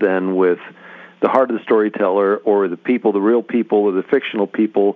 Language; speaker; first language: English; native; English